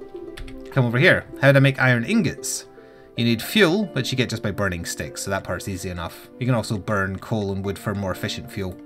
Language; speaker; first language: English; native; English